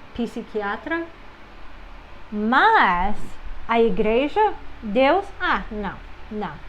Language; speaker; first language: Portuguese; non-native, fluent; English